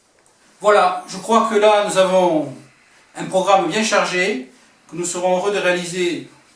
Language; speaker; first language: French; native; French